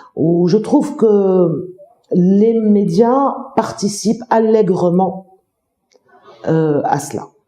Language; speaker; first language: French; non-native, local second language; Arabic